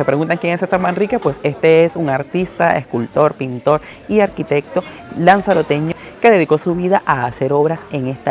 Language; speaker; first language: Spanish; native; Spanish